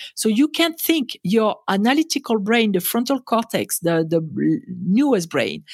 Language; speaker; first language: English; non-native, fluent; French